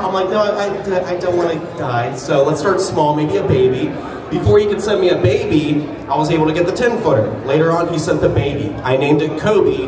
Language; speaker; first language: English; native; English